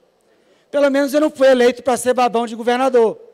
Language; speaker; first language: Portuguese; native; Portuguese